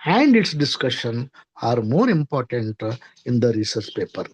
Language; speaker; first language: English; non-native, local second language; Marathi